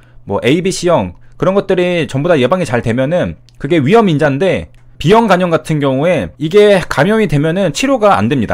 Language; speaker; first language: Korean; native; Korean